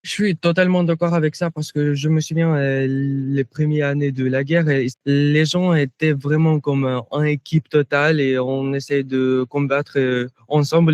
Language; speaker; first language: French; non-native, fluent; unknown